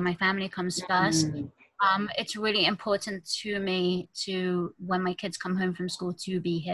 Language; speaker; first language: English; native; English